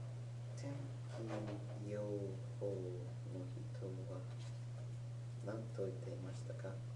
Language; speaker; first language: Japanese; non-native, learner; English